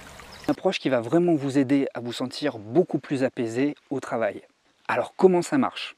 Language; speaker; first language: French; native; French